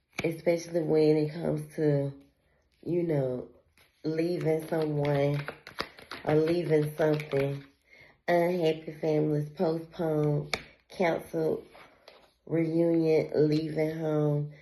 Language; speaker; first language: English; native; English